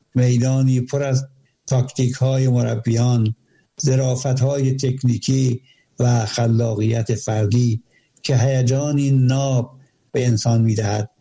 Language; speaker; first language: Persian; native; Persian